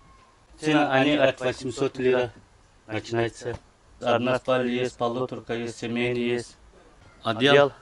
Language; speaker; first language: Russian; non-native, learner; Turkish